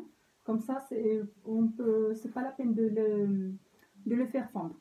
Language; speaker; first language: French; non-native, local second language; Arabic